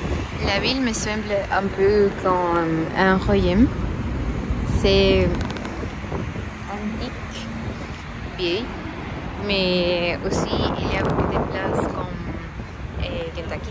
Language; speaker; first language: French; non-native, learner; Spanish